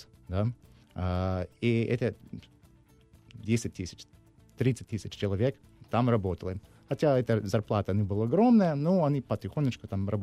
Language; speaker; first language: Russian; non-native, learner; English